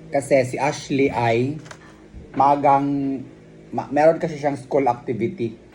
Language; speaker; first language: Filipino; non-native, local second language; Cebuano